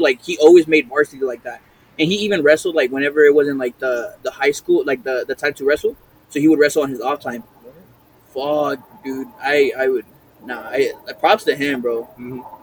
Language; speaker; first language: English; early bilingual, other home language; Spanish